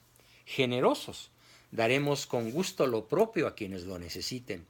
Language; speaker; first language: Spanish; native; Spanish